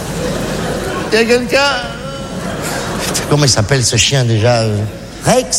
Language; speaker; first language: French; native; French